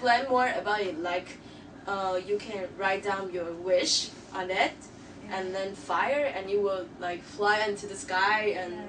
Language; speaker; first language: English; non-native, local second language; Chinese